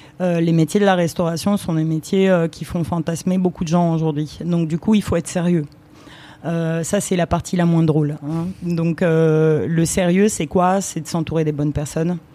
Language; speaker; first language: French; early bilingual, other home language; Romanian